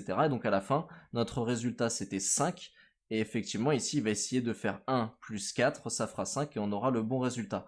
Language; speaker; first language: French; native; French